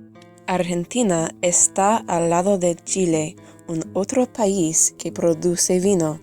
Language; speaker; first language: Spanish; non-native, learner; English